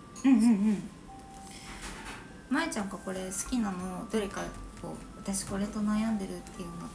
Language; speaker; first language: Japanese; native; Japanese